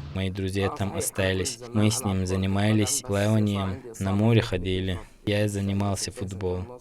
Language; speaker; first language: Russian; early bilingual, heritage; Russian